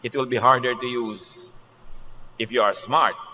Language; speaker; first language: English; non-native, local second language; Filipino